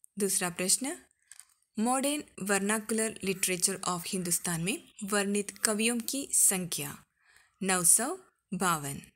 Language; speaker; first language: Hindi; non-native, local second language; Malayalam